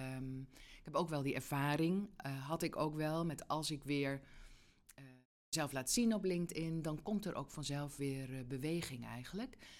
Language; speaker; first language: Dutch; native; Dutch